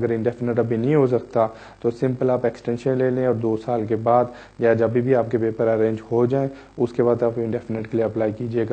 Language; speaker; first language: Urdu; native; Urdu